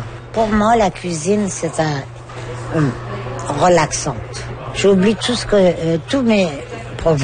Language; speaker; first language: French; non-native, fluent; Persian